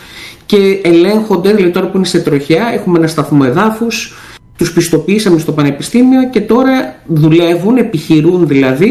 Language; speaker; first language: Greek; native; Greek